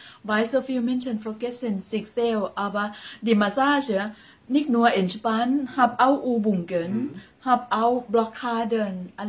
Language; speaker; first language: German; non-native, learner; Thai